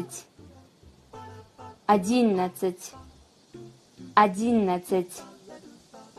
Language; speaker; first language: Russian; non-native, fluent; Kazakh